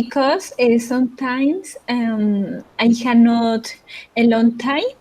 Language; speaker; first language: English; non-native, learner; Spanish